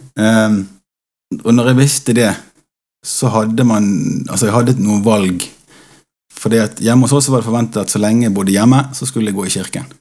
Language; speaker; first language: Norwegian; native; Norwegian